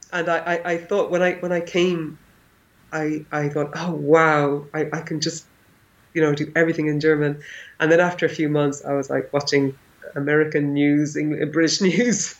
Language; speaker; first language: English; native; English